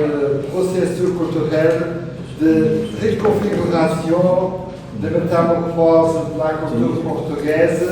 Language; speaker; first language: French; non-native, fluent; Portuguese